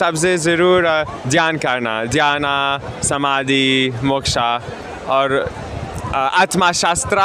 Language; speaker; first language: Hindi; non-native, learner; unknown